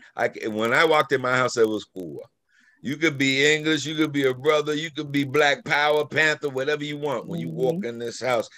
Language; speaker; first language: English; native; English